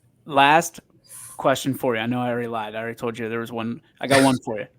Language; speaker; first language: English; native; English